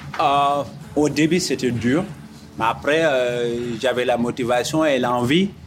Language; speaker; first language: French; non-native, local second language; Fula